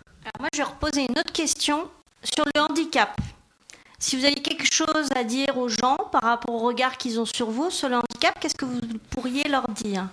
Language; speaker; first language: French; native; French